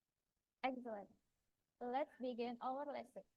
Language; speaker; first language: English; non-native, fluent; Indonesian